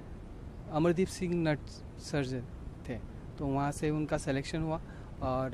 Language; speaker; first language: Hindi; non-native, local second language; Assamese